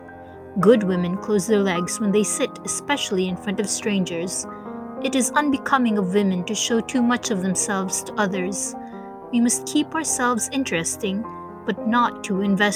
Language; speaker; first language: English; non-native, local second language; Filipino